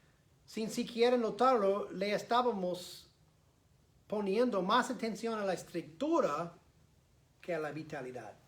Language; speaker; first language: Spanish; non-native, fluent; English